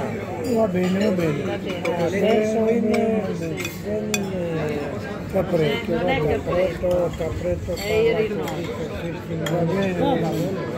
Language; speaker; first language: Italian; non-native, learner; Filipino